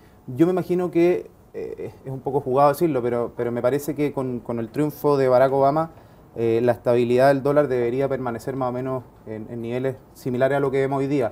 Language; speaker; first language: Spanish; native; Spanish